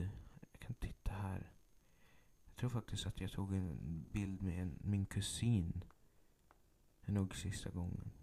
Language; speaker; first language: Swedish; early bilingual, other home language; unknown